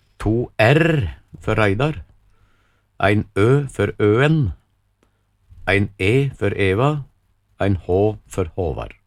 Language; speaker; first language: Norwegian; native; Norwegian